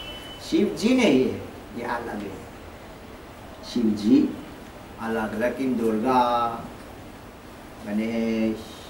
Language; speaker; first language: Hindi; non-native, learner; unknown